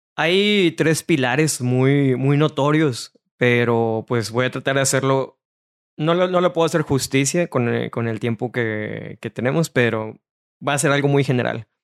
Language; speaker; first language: Spanish; native; Spanish